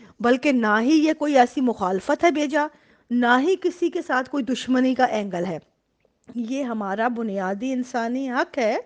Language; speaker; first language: Urdu; native; Urdu